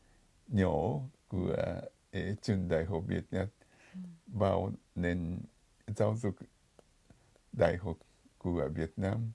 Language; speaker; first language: Vietnamese; non-native, fluent; Japanese